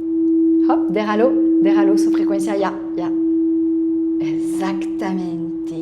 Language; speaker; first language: Spanish; non-native, fluent; French